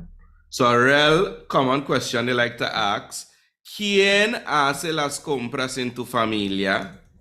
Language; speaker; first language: Spanish; non-native, fluent; English